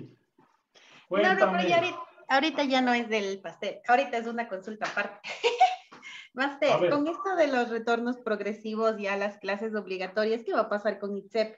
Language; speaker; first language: Spanish; native; Spanish